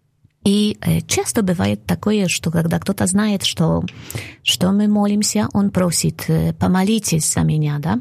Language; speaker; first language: Russian; non-native, fluent; Polish